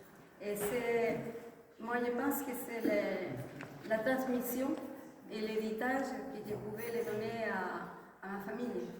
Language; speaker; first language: French; non-native, fluent; Spanish